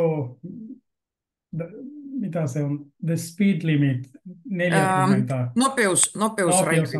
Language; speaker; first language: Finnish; non-native, learner; Bangla